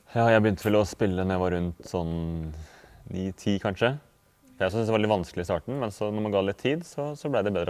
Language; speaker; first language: Norwegian; native; Norwegian